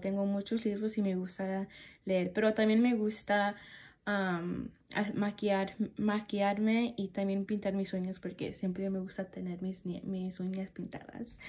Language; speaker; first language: Spanish; early bilingual, heritage; Spanish